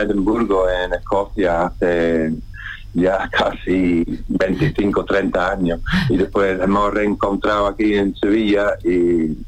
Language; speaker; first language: Spanish; non-native, fluent; English